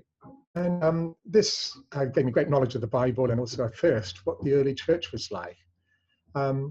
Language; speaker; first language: English; native; English